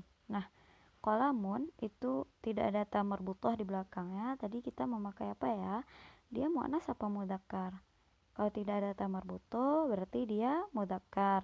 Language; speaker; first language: Indonesian; native; Indonesian